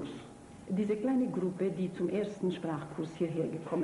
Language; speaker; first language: German; non-native, fluent; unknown